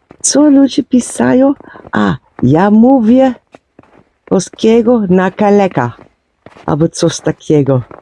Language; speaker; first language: Polish; non-native, learner; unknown